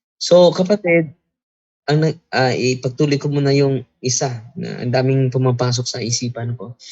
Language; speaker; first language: Filipino; non-native, local second language; Cebuano